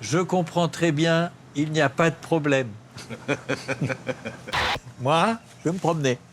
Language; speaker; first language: French; native; French